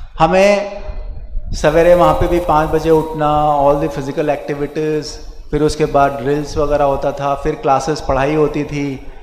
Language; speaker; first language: Hindi; non-native, local second language; Kannada